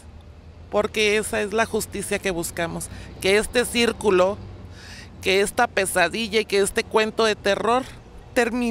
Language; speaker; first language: Spanish; native; Spanish